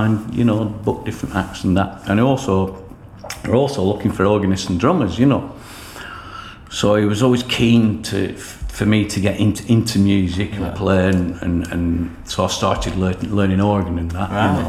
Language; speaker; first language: English; native; English